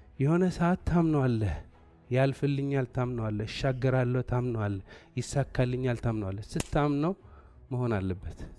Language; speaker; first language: Amharic; non-native, local second language; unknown